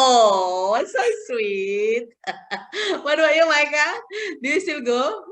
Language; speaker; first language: English; non-native, fluent; Indonesian